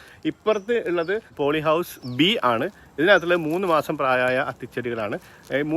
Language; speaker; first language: Malayalam; native; Malayalam